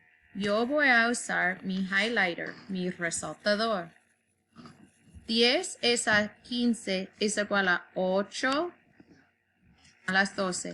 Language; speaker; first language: Spanish; non-native, learner; English